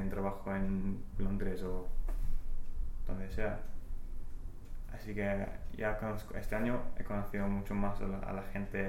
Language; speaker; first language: Spanish; non-native, fluent; English